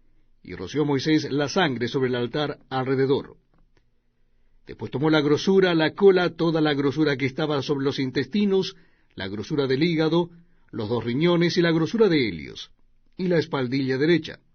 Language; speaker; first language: Spanish; native; Spanish